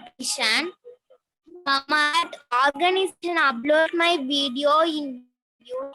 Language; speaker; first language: English; non-native, learner; Tamil